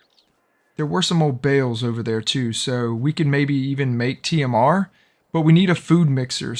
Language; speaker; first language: English; native; English